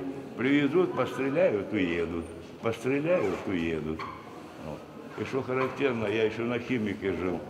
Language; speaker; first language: Russian; native; Russian